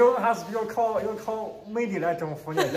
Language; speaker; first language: Chinese; native; Chinese